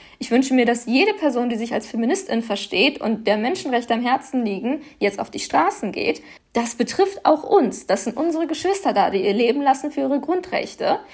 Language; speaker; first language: German; native; German